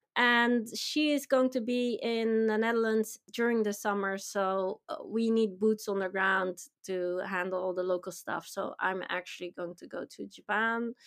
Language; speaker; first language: English; non-native, fluent; Dutch